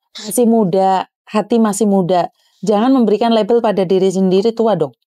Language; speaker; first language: Indonesian; non-native, local second language; Javanese